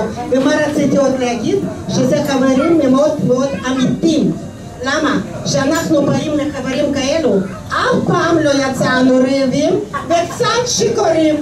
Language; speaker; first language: Hebrew; non-native, fluent; Russian